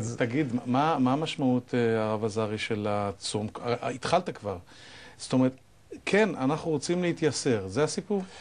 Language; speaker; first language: Hebrew; native; Hebrew